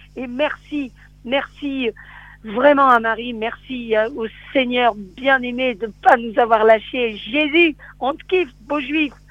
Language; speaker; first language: French; native; French